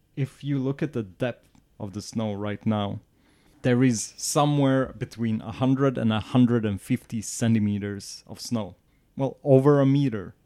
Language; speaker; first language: English; non-native, fluent; Swedish